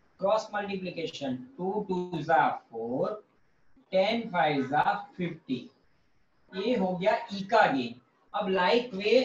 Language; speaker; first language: Hindi; non-native, local second language; Gujarati